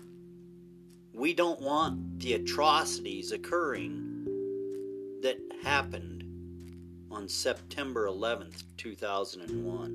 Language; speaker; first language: English; native; English